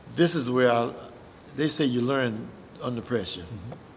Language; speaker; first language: English; native; English